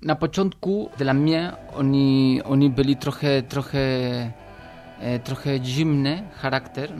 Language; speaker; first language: Polish; non-native, learner; Spanish